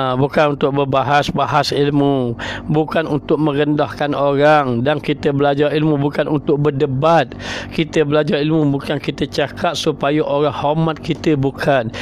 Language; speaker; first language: Malay; native; Malay